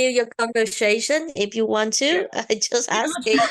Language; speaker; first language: English; non-native, fluent; Vietnamese